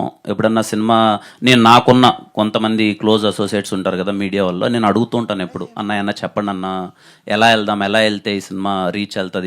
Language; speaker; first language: Telugu; native; Telugu